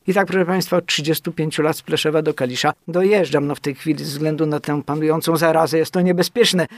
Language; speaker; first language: Polish; native; Polish